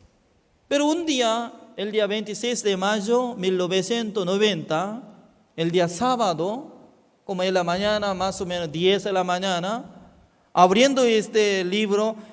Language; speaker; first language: Spanish; non-native, fluent; Korean